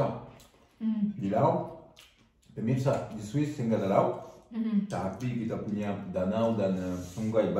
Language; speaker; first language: Indonesian; non-native, learner; French